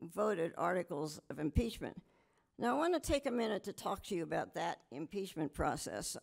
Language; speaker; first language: English; native; English